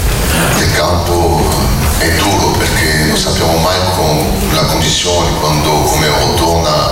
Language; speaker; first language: Italian; non-native, learner; French